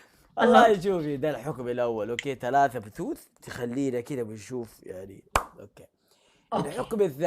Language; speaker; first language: Arabic; native; Arabic